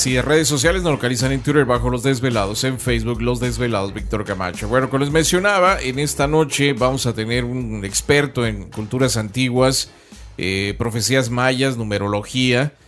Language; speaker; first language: Spanish; native; Spanish